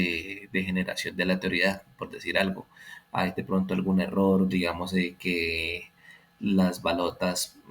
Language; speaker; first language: Spanish; native; Spanish